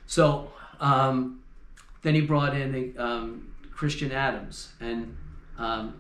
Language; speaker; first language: English; native; English